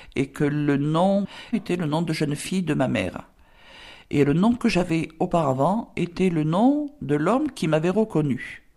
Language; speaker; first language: French; native; French